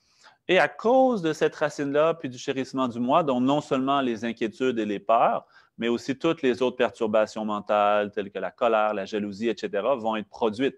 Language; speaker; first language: French; native; French